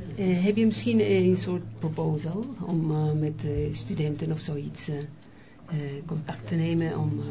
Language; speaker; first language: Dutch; non-native, learner; Spanish